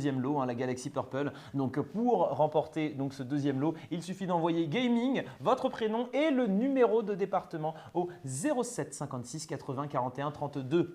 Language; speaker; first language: French; native; French